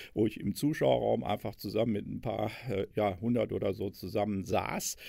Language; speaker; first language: German; native; German